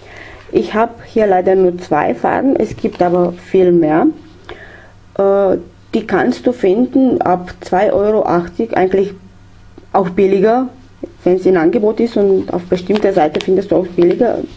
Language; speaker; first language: German; non-native, fluent; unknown